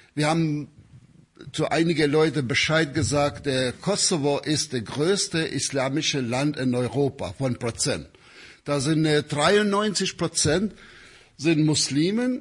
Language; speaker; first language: German; non-native, fluent; Albanian